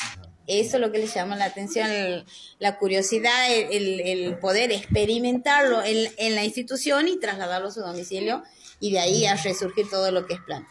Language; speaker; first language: Spanish; native; Spanish